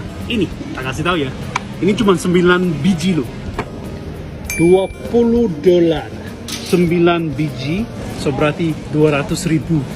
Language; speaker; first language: Indonesian; non-native, fluent; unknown